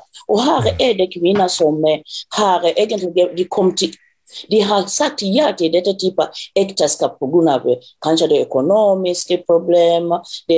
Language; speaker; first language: Norwegian; non-native, fluent; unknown